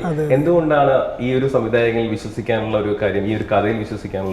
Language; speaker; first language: Malayalam; native; Malayalam